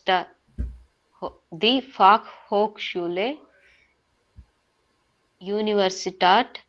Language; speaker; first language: German; non-native, learner; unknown